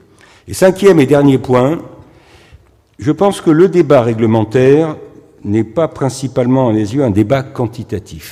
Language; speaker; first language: French; native; French